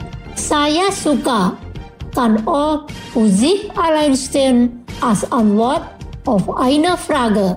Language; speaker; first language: German; non-native, fluent; Indonesian